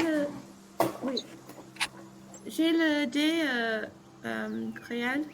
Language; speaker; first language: French; non-native, learner; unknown